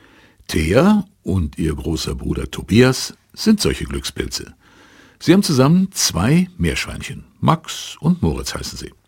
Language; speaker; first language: German; native; German